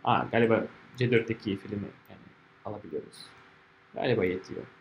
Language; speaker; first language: Turkish; non-native, fluent; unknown